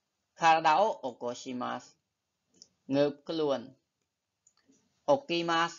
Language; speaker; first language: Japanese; non-native, fluent; Khmer